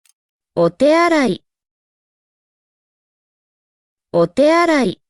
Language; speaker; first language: Japanese; native; Japanese